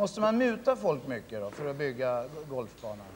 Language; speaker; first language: Swedish; native; Swedish